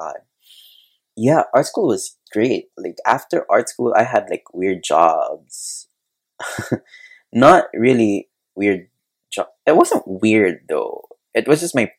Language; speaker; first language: English; non-native, local second language; Cebuano